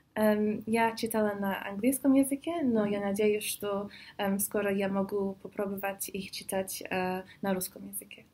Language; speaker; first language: Russian; non-native, fluent; English